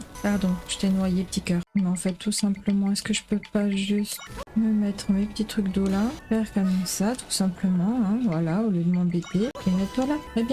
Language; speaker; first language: French; native; French